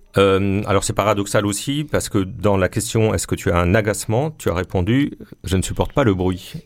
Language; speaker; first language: French; native; French